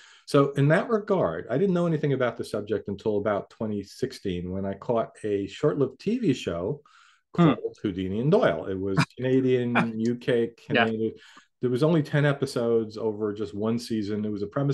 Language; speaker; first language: English; native; English